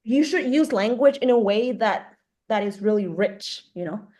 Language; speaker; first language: English; non-native, fluent; Vietnamese